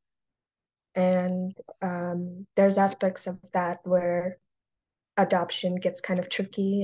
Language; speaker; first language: English; early bilingual, other home language; Russian